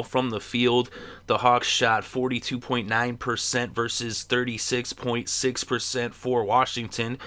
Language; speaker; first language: English; native; English